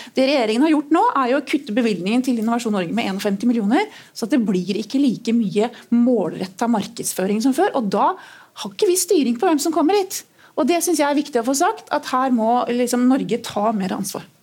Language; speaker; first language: Norwegian; native; Norwegian